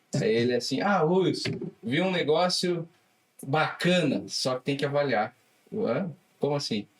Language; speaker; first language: Portuguese; native; Portuguese